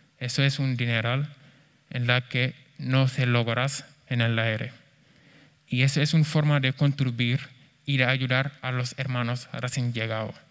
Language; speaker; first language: Spanish; non-native, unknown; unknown